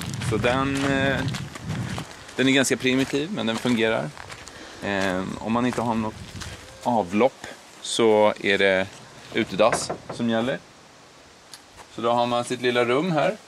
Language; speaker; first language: Swedish; native; Swedish